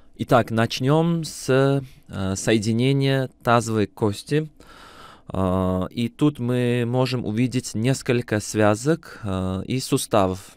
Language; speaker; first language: Russian; non-native, local second language; Uzbek